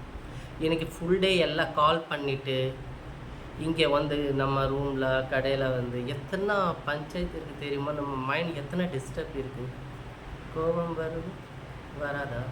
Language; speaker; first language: Tamil; non-native, local second language; Urdu